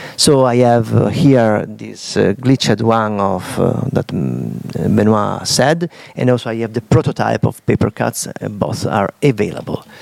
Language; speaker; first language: English; non-native, fluent; Italian